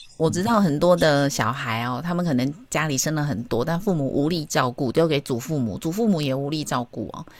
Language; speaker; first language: Chinese; native; Chinese